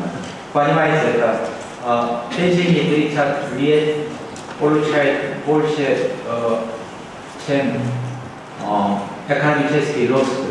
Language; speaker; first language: Russian; non-native, learner; Korean